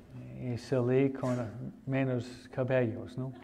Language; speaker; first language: Spanish; non-native, fluent; English